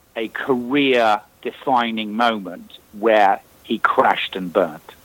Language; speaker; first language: English; native; English